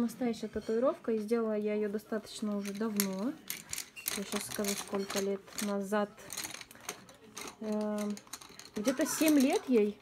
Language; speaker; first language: Russian; native; Russian